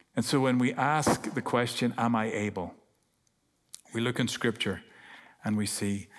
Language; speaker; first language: English; native; English